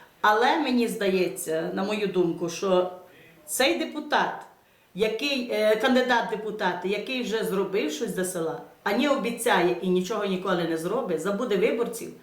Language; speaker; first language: Ukrainian; native; Ukrainian